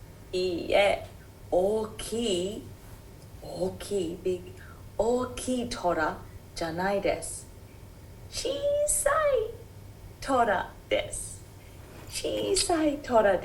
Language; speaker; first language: Japanese; non-native, fluent; English